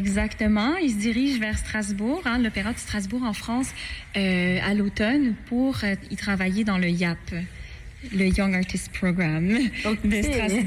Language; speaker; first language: French; native; French